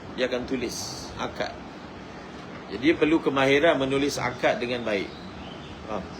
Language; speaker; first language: Malay; native; Malay